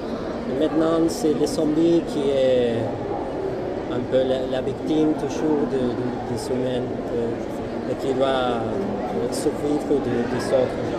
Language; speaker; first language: French; non-native, fluent; Spanish